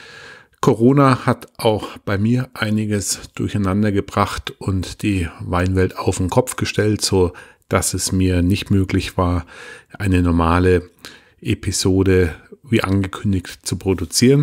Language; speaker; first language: German; native; German